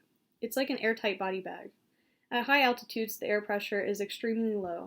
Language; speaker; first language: English; native; English